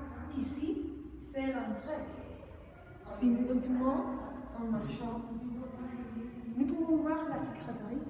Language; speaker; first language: French; non-native, learner; Spanish